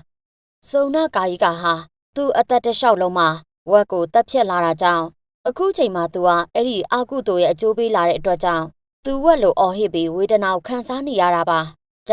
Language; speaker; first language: Burmese; native; Burmese